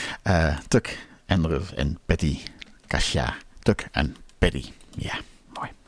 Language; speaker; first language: Dutch; native; Dutch